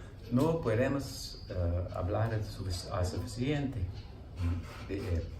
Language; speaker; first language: Spanish; non-native, learner; English